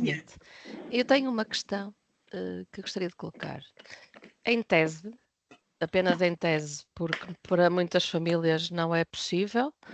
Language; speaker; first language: Portuguese; native; Portuguese